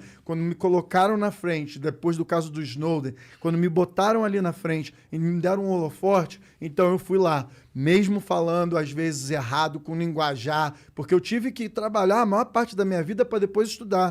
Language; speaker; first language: Portuguese; native; Portuguese